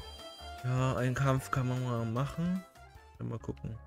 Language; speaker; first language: German; native; German